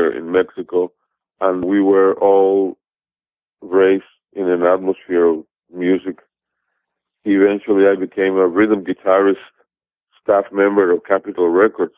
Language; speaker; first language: English; non-native, fluent; Spanish